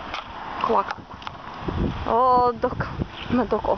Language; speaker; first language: Japanese; non-native, learner; English